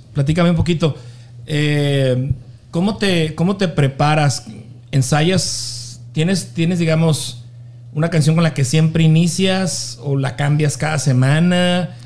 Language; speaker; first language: Spanish; native; Spanish